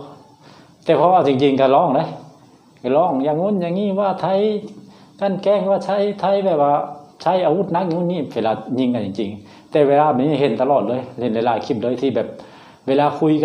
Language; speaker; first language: Thai; non-native, local second language; Lao